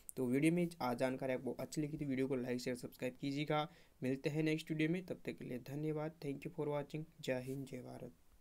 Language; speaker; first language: Hindi; native; Hindi